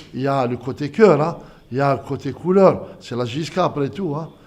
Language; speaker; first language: French; non-native, local second language; Arabic